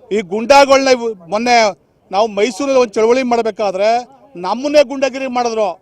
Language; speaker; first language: Kannada; native; Kannada